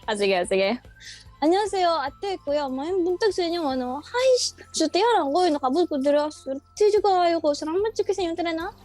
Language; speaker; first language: Cebuano; native; Cebuano